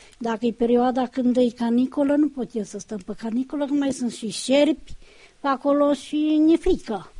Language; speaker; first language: Romanian; native; Romanian